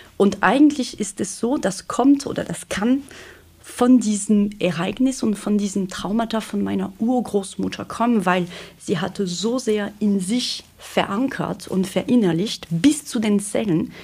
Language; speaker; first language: German; non-native, fluent; French